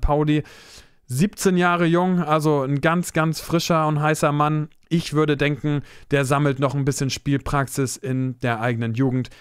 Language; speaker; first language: German; native; German